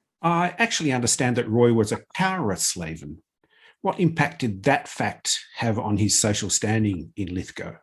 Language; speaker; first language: English; native; English